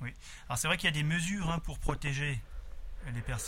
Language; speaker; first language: French; native; French